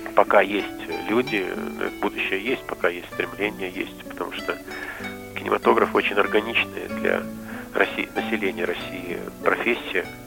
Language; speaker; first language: Russian; native; Russian